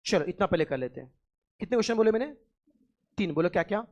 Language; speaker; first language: Hindi; non-native, local second language; Marathi